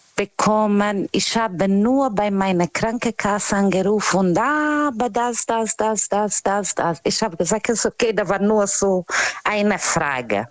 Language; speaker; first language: German; non-native, learner; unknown